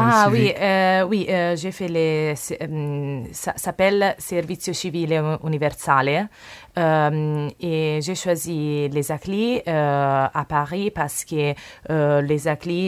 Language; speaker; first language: French; non-native, learner; Italian